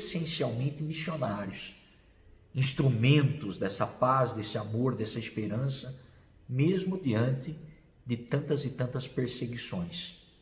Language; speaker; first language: Portuguese; native; Portuguese